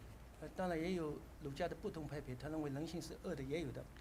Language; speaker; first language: Chinese; native; Chinese